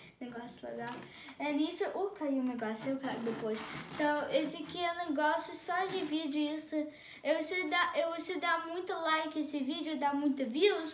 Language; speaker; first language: Portuguese; early bilingual, heritage; Portuguese